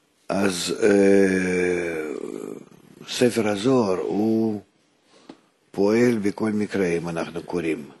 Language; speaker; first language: Hebrew; non-native, fluent; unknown